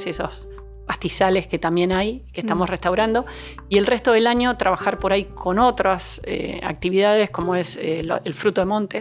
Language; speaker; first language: Spanish; native; Spanish